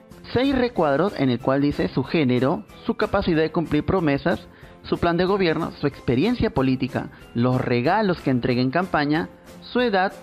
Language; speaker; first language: Spanish; native; Spanish